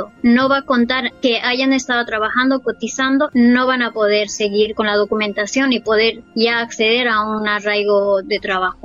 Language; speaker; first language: Spanish; native; Spanish